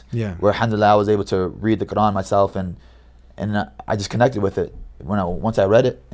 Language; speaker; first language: English; native; English